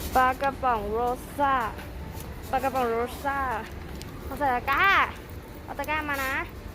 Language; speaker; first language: Thai; native; Thai